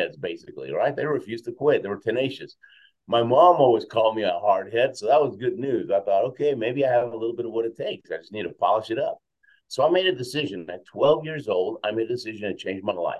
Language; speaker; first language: English; early bilingual, other home language; Spanish